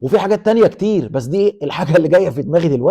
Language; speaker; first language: Arabic; native; Arabic